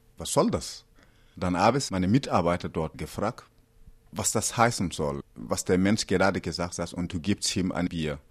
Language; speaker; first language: German; non-native, fluent; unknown